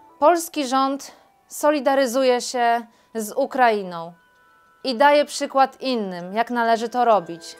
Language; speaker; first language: Polish; native; Polish